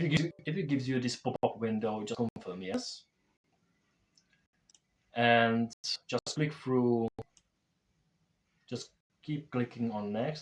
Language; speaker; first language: English; non-native, fluent; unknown